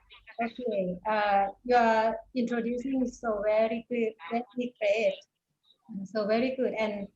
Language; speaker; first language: English; non-native, fluent; Thai